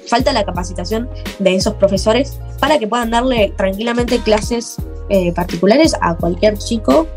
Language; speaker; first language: Spanish; native; Spanish